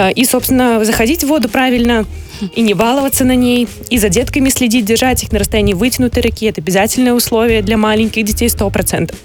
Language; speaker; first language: Russian; native; Russian